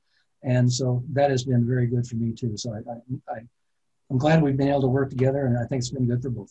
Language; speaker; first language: English; native; English